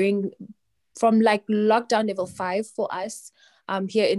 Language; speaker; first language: English; non-native, local second language; Tsonga